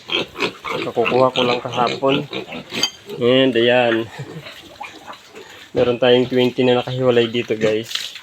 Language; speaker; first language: Filipino; native; Filipino